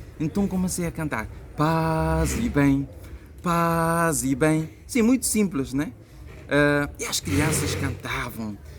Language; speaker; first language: Portuguese; non-native, local second language; Kabuverdianu